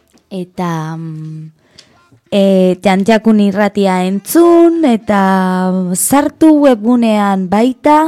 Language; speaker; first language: Basque; non-native, local second language; Spanish